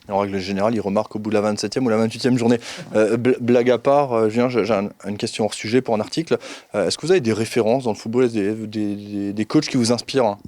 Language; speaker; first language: French; native; French